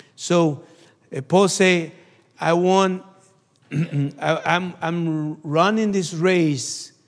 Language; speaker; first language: English; non-native, learner; Spanish